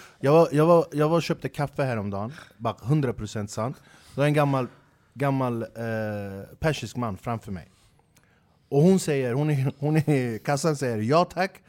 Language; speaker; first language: Swedish; early bilingual, other home language; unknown